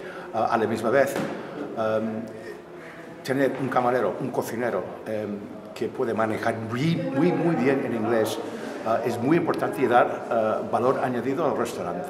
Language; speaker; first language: Spanish; non-native, fluent; English